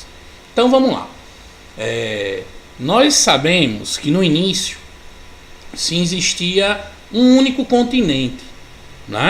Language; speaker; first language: Portuguese; native; Portuguese